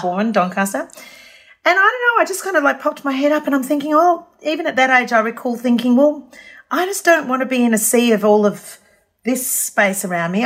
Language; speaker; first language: English; native; English